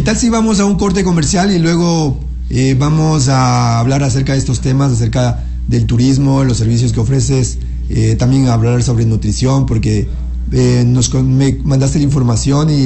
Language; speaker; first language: Spanish; native; Spanish